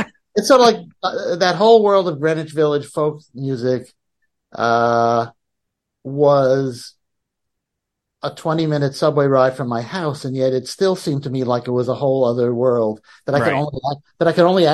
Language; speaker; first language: English; native; English